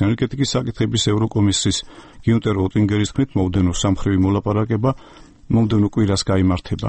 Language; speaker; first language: Georgian; native; Georgian